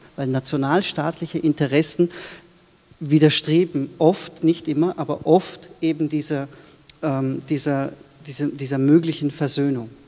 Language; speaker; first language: German; early bilingual, other home language; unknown